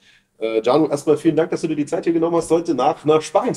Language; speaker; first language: German; native; German